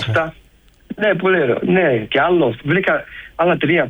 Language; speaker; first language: Greek; early bilingual, heritage; English